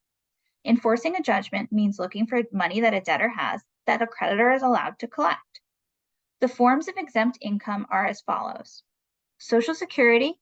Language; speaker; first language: English; native; English